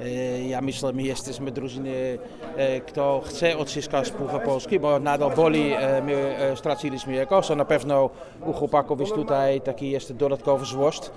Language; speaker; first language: Polish; non-native, fluent; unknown